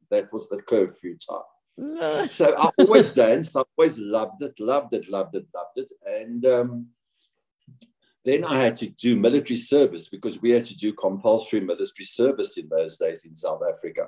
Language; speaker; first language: English; native; English